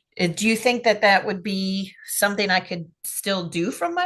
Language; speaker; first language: English; native; English